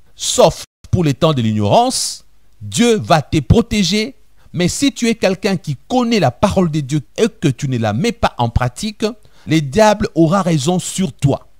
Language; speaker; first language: French; non-native, local second language; Lingala